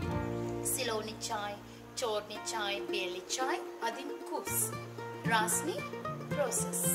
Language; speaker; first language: Russian; non-native, learner; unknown